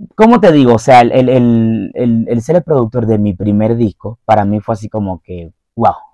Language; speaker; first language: Spanish; native; Spanish